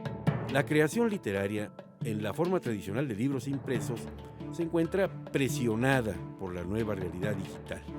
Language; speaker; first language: Spanish; native; Spanish